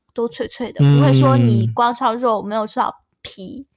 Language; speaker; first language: Chinese; native; Chinese